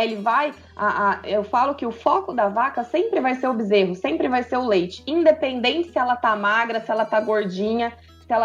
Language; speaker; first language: Portuguese; native; Portuguese